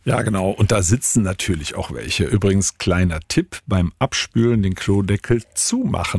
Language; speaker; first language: German; native; German